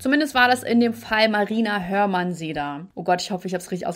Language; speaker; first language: German; native; German